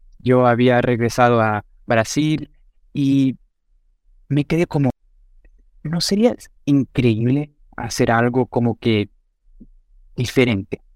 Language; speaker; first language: Spanish; non-native, fluent; Portuguese